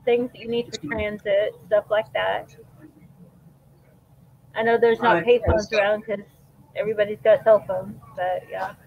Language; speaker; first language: English; native; English